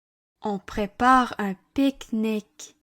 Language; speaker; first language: French; non-native, learner; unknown